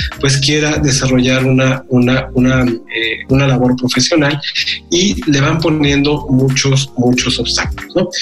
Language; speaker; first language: Spanish; native; Spanish